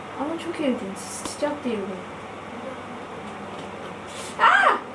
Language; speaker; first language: Turkish; non-native, learner; Indonesian